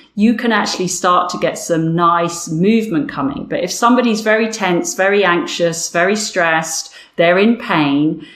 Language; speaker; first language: English; native; English